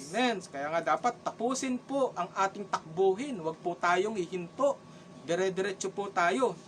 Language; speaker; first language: Filipino; non-native, local second language; Cebuano